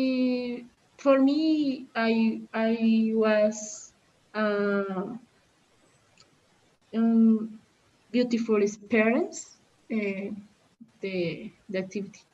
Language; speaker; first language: English; non-native, learner; Spanish